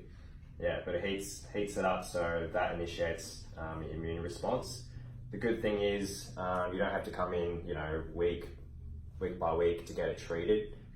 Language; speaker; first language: English; native; English